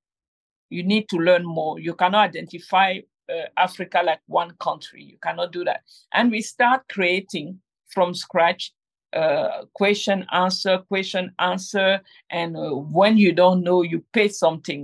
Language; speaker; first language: English; non-native, local second language; French